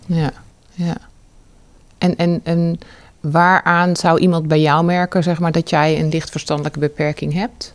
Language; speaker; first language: Dutch; native; Dutch